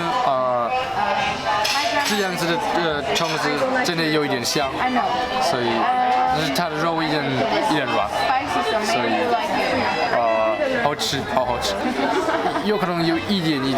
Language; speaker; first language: Chinese; non-native, learner; German